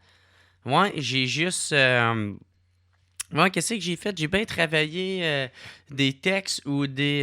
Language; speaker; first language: French; native; French